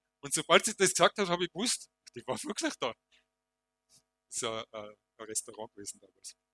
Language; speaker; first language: German; native; German